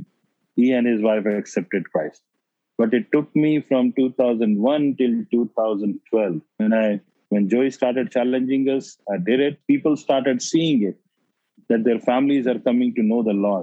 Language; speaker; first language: English; non-native, local second language; Hindi